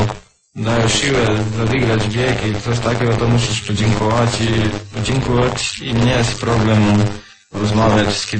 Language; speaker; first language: Polish; non-native, learner; Croatian